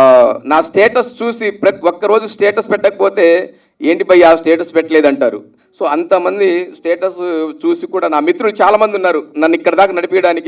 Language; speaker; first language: Telugu; native; Telugu